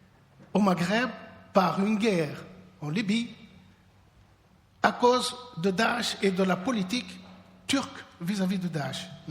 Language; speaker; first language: French; non-native, local second language; Arabic